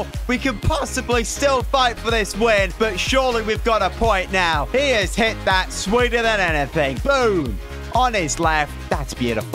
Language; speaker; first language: English; native; English